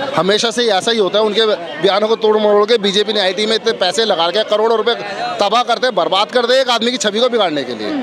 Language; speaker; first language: Hindi; native; Hindi